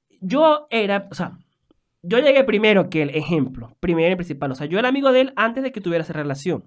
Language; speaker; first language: Spanish; native; Spanish